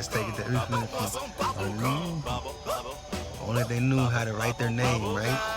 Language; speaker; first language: English; native; English